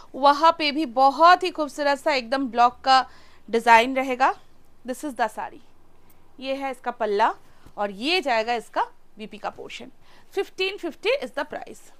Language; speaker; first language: Hindi; non-native, local second language; Bangla